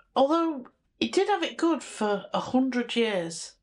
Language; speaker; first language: English; native; English